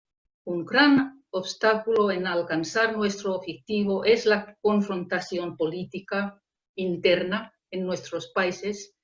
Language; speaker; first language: Spanish; non-native, fluent; Finnish